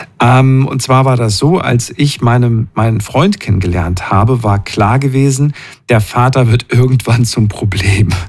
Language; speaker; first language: German; native; German